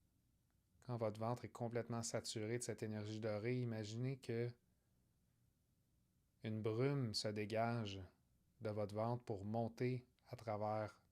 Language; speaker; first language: French; native; French